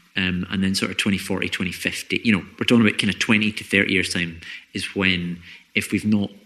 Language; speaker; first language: English; native; English